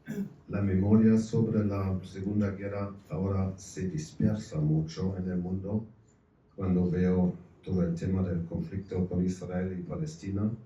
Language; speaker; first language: Spanish; non-native, fluent; German